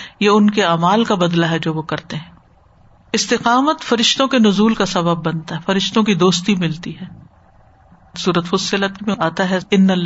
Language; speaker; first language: Urdu; native; Urdu